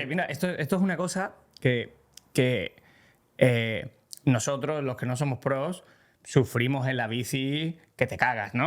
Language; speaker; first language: Spanish; native; Spanish